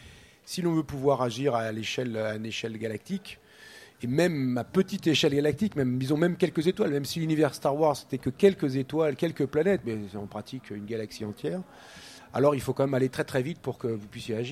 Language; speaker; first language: French; native; French